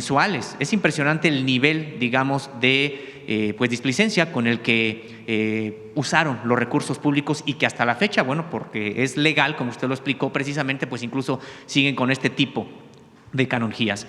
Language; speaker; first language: Spanish; native; Spanish